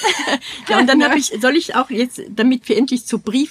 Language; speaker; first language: German; native; German